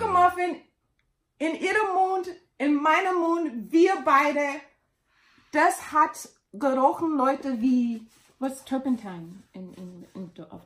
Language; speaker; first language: German; non-native, learner; English